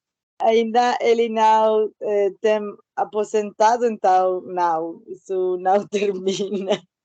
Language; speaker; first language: Portuguese; non-native, learner; Spanish